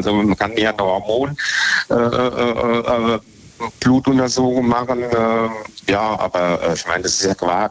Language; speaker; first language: German; native; German